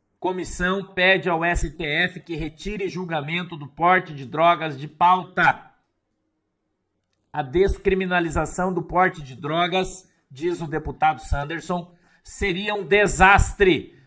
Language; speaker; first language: Portuguese; native; Portuguese